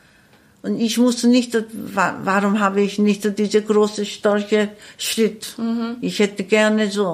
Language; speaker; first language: German; non-native, learner; Korean